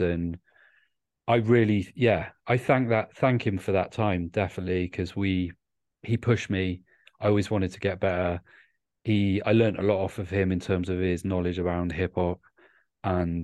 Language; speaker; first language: English; native; English